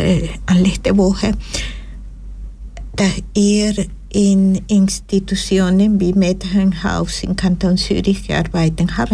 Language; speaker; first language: German; non-native, learner; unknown